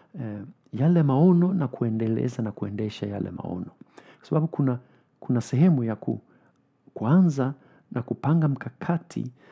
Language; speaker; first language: Swahili; non-native, fluent; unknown